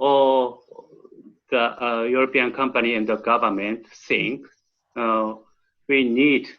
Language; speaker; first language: English; non-native, learner; Japanese